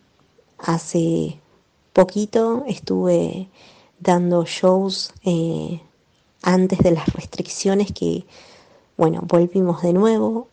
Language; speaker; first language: Spanish; native; Spanish